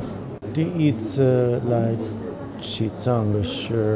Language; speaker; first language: Chinese; non-native, learner; English